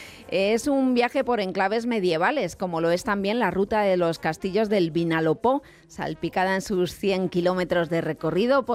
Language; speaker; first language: Spanish; native; Spanish